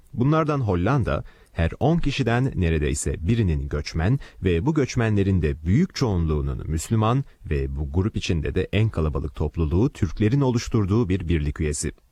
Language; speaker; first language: Turkish; native; Turkish